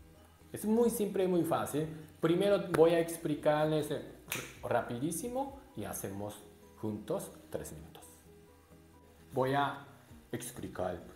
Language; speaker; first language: Spanish; non-native, learner; Japanese